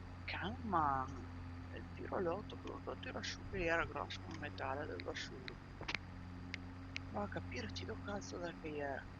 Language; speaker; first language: Italian; native; Italian